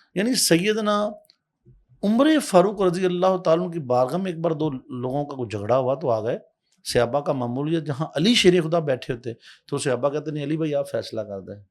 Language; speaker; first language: Urdu; native; Urdu